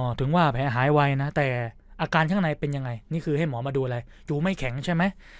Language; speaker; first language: Thai; native; Thai